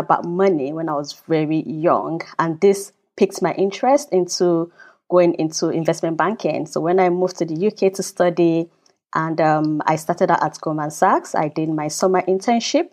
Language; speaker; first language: English; non-native, local second language; Yoruba